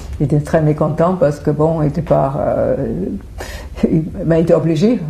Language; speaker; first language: French; non-native, fluent; German